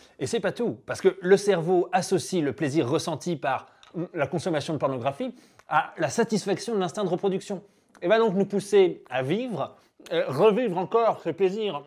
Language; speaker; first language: French; native; French